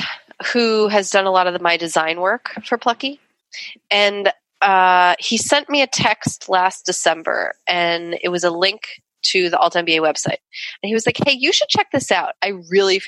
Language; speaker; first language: English; native; English